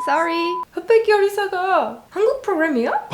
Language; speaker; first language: Korean; non-native, fluent; Arabic